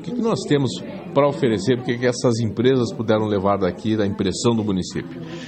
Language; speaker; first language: Portuguese; native; Portuguese